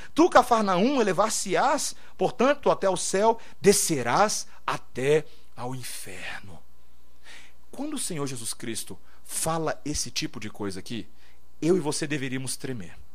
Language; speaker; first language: Portuguese; native; Portuguese